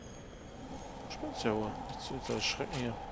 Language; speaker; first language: German; native; German